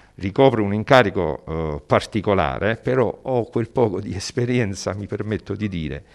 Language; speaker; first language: Italian; native; Italian